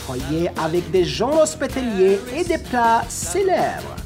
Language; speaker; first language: French; non-native, learner; Persian